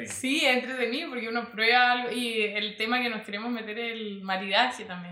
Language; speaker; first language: Spanish; native; Spanish